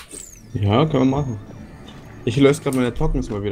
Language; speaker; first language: German; native; German